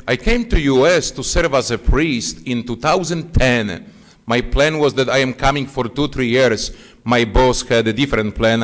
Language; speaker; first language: English; non-native, fluent; Polish